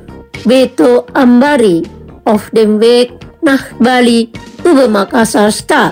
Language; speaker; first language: German; non-native, learner; Indonesian